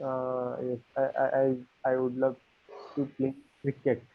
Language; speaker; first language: English; non-native, learner; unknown